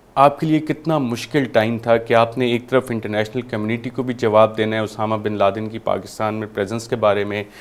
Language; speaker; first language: Urdu; native; Urdu